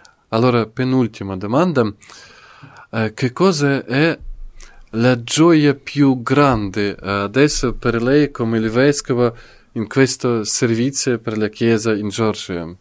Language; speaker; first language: Italian; non-native, learner; Ukrainian